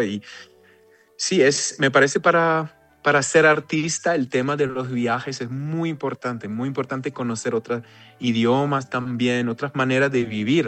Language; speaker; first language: Spanish; non-native, fluent; Hebrew